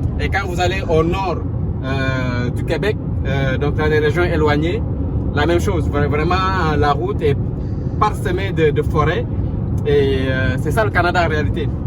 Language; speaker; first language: French; non-native, local second language; Wolof